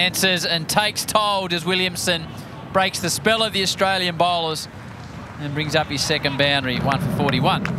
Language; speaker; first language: English; native; English